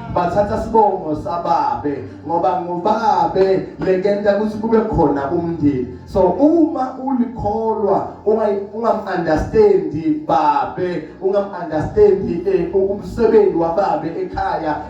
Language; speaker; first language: Zulu; non-native, local second language; Swati